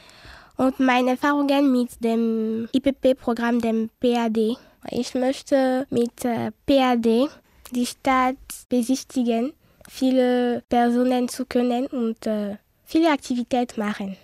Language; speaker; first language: German; non-native, learner; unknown